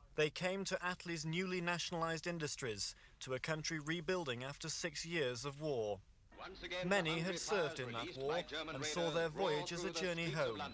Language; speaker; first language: English; native; English